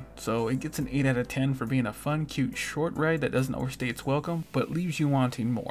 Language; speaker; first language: English; native; English